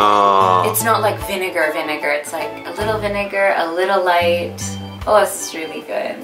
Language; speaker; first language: English; early bilingual, other home language; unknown